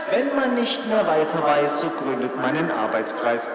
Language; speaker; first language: German; native; German